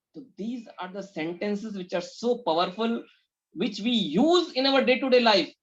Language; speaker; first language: English; non-native, local second language; Urdu